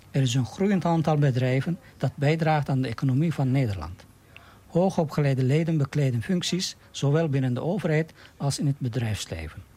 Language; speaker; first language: Dutch; non-native, fluent; Turkish